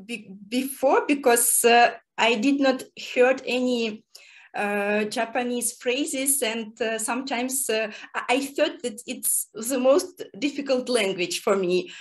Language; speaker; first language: English; non-native, fluent; Russian